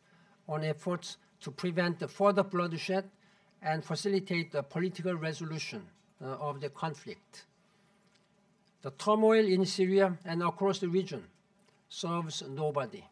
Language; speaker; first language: English; non-native, fluent; Korean